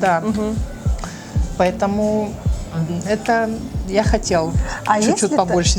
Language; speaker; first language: Russian; non-native, learner; Portuguese